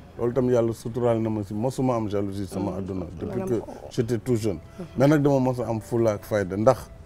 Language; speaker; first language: Wolof; non-native, local second language; Fula